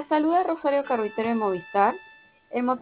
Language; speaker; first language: Spanish; native; Spanish